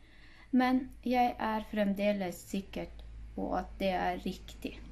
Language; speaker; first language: Norwegian; non-native, fluent; Hazaragi